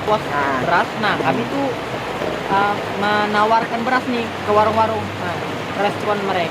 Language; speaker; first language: Indonesian; native; Indonesian